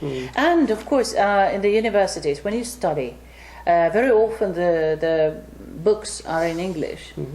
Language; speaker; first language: English; non-native, fluent; Finnish